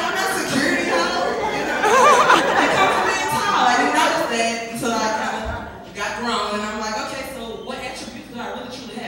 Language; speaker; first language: English; native; English